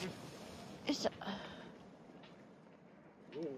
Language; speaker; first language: Japanese; native; Japanese